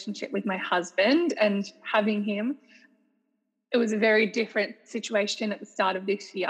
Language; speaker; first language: English; native; English